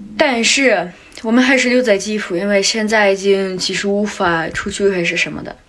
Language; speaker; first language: Chinese; non-native, fluent; Ukrainian